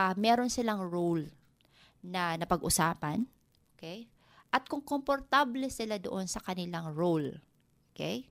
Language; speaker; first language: Filipino; non-native, local second language; Waray